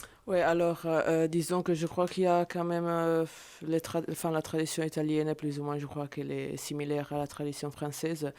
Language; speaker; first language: French; non-native, fluent; Italian